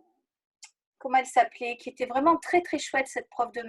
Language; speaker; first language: French; native; French